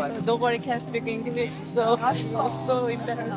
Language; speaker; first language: English; non-native, learner; Korean